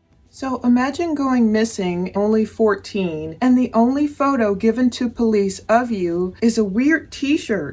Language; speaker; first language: English; native; English